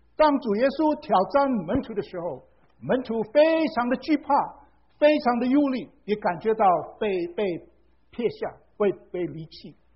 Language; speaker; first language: Chinese; non-native, fluent; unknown